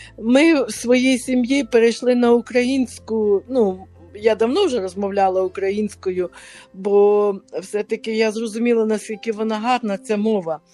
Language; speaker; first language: Ukrainian; native; Ukrainian